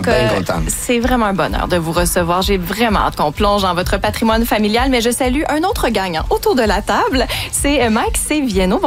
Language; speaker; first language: French; native; French